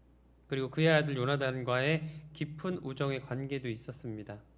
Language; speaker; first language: Korean; native; Korean